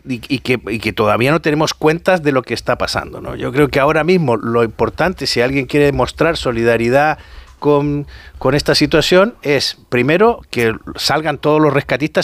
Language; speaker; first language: Spanish; native; Spanish